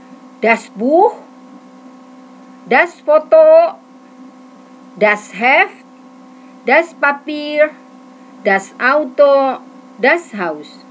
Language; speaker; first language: German; non-native, fluent; Indonesian